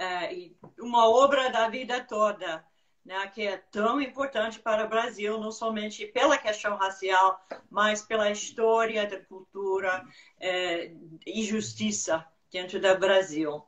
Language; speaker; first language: Portuguese; non-native, fluent; English